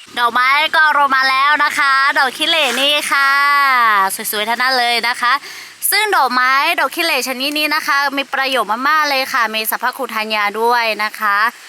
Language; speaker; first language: Thai; non-native, local second language; Lahu